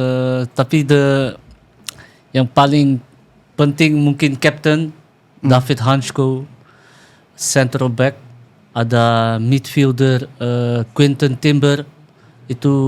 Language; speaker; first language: Indonesian; early bilingual, heritage; Dutch